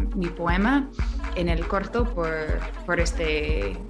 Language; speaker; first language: Spanish; non-native, learner; English